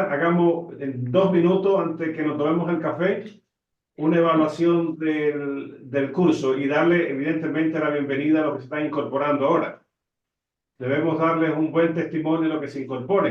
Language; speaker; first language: Spanish; native; Spanish